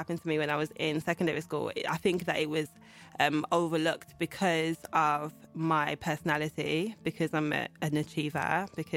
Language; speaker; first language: English; native; English